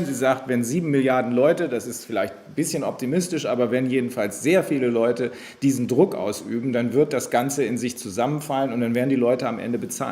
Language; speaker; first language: German; native; German